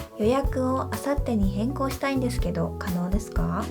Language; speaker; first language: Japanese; non-native, fluent; Korean